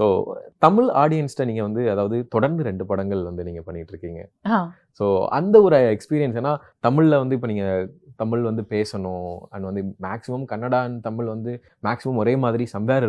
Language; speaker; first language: Tamil; native; Tamil